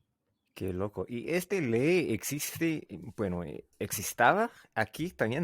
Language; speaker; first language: Spanish; non-native, learner; English